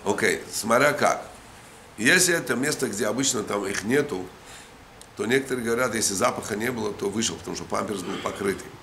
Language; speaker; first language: Russian; native; Russian